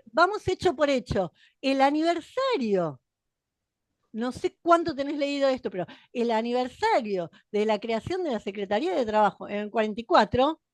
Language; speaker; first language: Spanish; native; Spanish